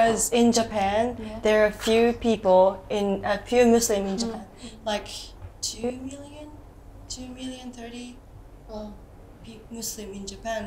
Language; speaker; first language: English; non-native, learner; Japanese